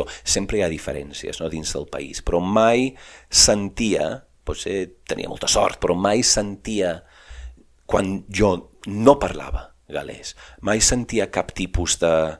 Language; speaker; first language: Catalan; non-native, fluent; English